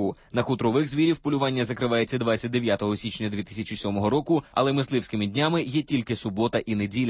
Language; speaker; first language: Ukrainian; native; Ukrainian